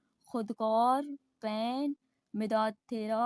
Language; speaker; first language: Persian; non-native, fluent; Urdu